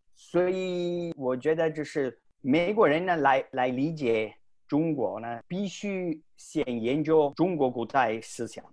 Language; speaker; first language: Chinese; non-native, fluent; Italian